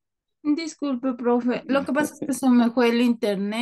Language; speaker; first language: Spanish; native; Spanish